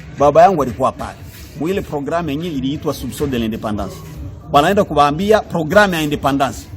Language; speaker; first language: Swahili; non-native, local second language; Kinyarwanda